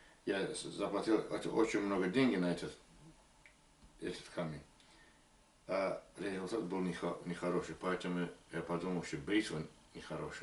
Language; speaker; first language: Russian; non-native, learner; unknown